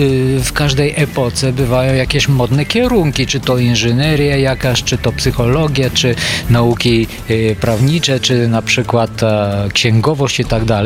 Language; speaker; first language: Polish; non-native, fluent; Bulgarian